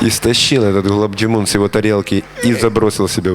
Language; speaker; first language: Russian; native; Russian